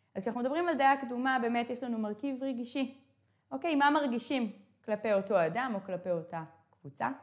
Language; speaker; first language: Hebrew; native; Hebrew